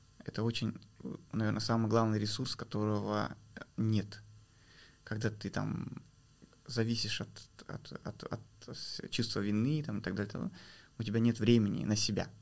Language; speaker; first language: Russian; native; Russian